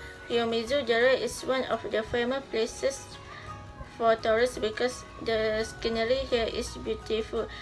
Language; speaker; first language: English; non-native, learner; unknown